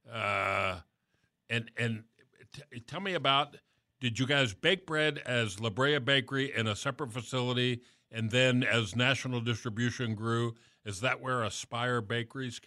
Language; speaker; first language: English; native; English